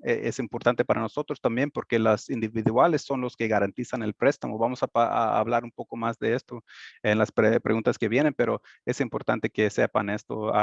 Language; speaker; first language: Spanish; early bilingual, heritage; Spanish